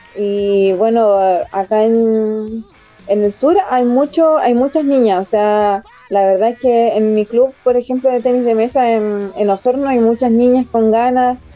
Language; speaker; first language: Spanish; native; Spanish